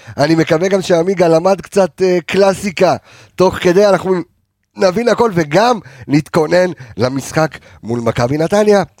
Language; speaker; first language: Hebrew; native; Hebrew